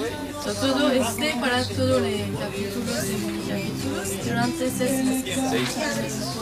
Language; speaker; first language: Spanish; non-native, learner; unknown